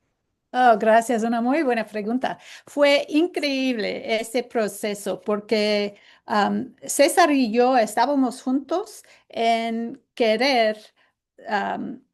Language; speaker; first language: Spanish; non-native, fluent; English